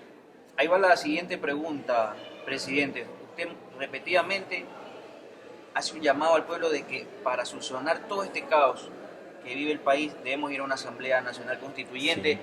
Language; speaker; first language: Spanish; native; Spanish